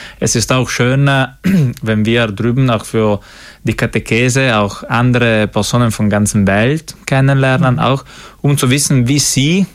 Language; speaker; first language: German; non-native, local second language; Italian